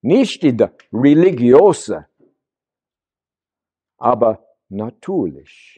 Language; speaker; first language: German; non-native, learner; English